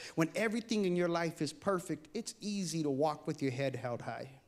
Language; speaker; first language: English; native; English